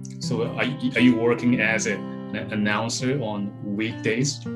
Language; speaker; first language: English; non-native, fluent; Japanese